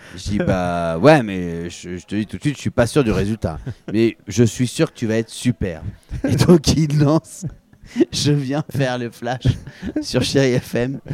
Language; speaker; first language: French; native; French